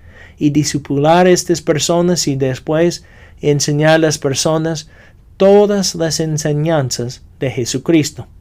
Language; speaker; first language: Spanish; non-native, fluent; English